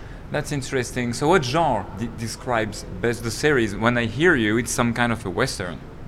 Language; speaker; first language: English; non-native, fluent; French